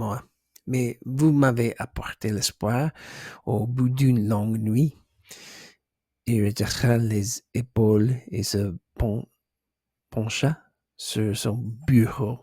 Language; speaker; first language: French; non-native, learner; English